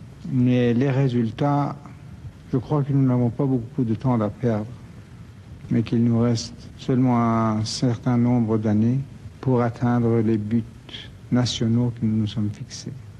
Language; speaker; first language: French; non-native, fluent; Persian